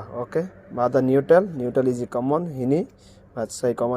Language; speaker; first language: Arabic; non-native, learner; Bangla